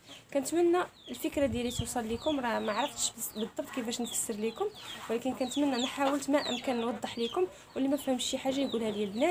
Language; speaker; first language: Arabic; native; Arabic